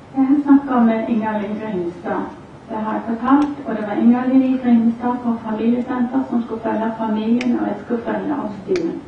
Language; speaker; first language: Norwegian; native; Norwegian